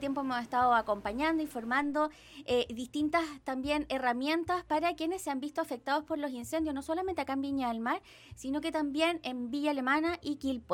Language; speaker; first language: Spanish; native; Spanish